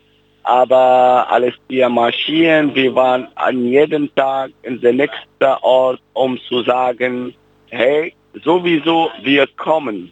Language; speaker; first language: German; non-native, fluent; Arabic